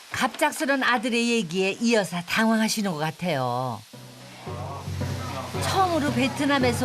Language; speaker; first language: Korean; native; Korean